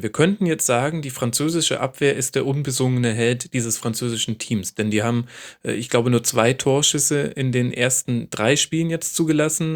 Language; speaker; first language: German; native; German